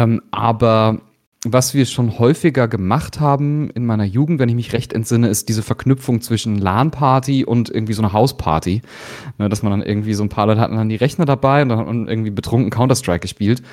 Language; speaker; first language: German; native; German